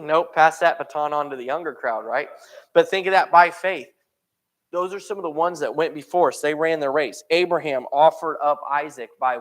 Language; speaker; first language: English; native; English